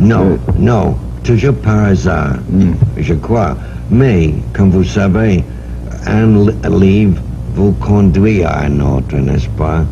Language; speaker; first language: French; non-native, learner; English